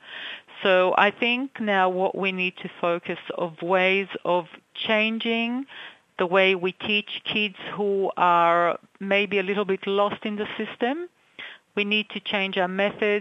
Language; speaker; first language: English; non-native, fluent; Hebrew